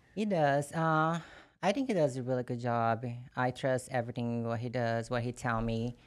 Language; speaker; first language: English; non-native, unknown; Portuguese